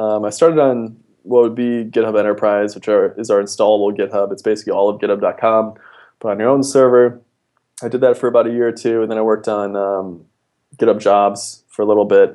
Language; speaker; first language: English; native; English